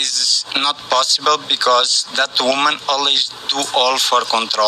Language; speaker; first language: English; non-native, learner; Portuguese